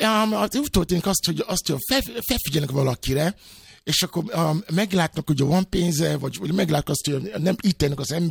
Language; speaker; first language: Hungarian; non-native, fluent; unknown